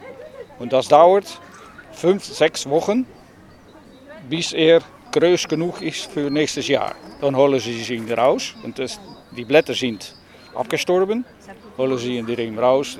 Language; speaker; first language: German; non-native, learner; Dutch